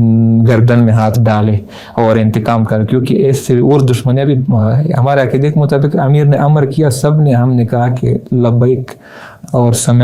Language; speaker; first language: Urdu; non-native, learner; Pashto